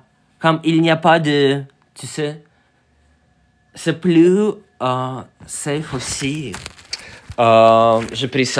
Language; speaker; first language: French; non-native, learner; Russian